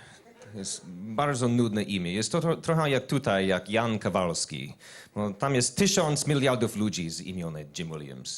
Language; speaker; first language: Polish; non-native, learner; English